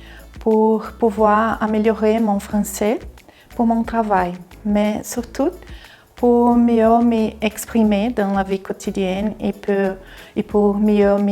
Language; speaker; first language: French; non-native, learner; Portuguese